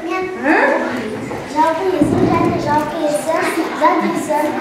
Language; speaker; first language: Kazakh; non-native, local second language; Uzbek